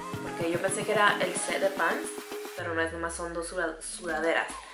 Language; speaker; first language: Spanish; early bilingual, heritage; Spanish